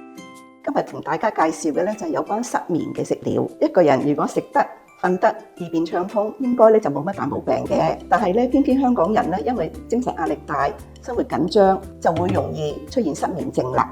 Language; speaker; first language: Cantonese; native; Cantonese